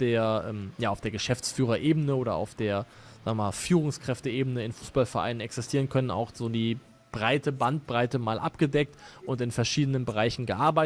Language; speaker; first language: German; native; German